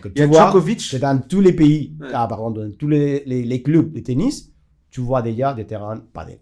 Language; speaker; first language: French; non-native, fluent; Spanish